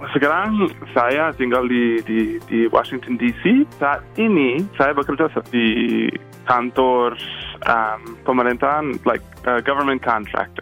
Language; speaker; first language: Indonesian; non-native, fluent; English